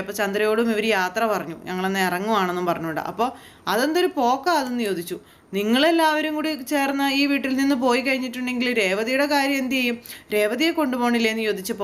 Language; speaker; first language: Malayalam; native; Malayalam